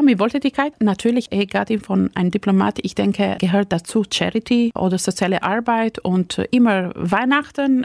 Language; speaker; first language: German; non-native, fluent; Albanian